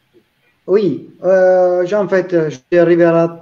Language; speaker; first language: French; non-native, learner; Italian